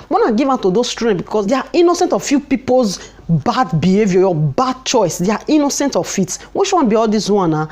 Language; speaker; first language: Nigerian Pidgin; non-native, local second language; Bini